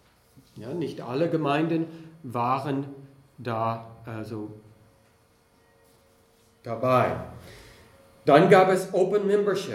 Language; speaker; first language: German; non-native, fluent; English